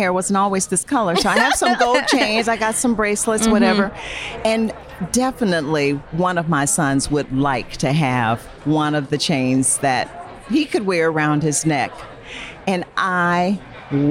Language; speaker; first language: English; native; English